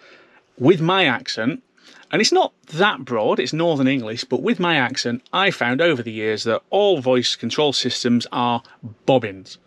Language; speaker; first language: English; native; English